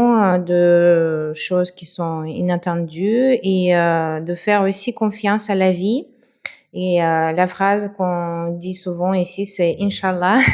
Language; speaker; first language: French; non-native, fluent; Russian